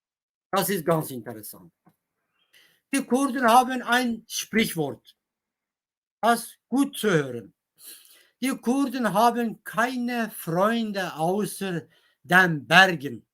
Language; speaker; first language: German; non-native, fluent; Kurdish